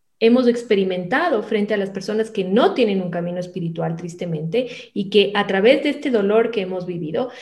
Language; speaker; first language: Spanish; native; Spanish